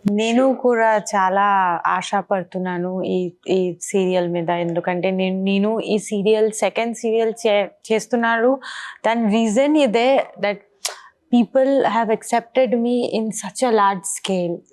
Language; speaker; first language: Telugu; non-native, local second language; Bangla